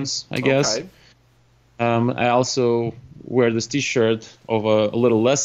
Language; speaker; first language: English; non-native, fluent; Russian